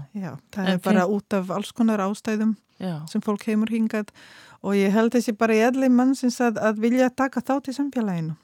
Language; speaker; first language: Icelandic; non-native, fluent; Croatian